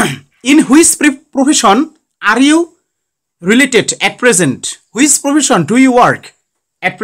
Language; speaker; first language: English; non-native, learner; Bangla